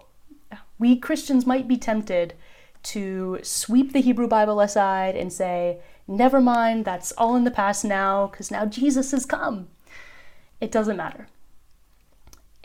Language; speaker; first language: English; native; English